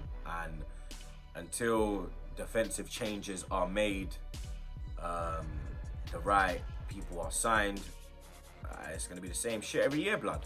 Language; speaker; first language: English; native; English